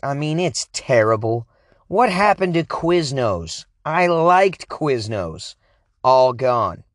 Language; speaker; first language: English; native; English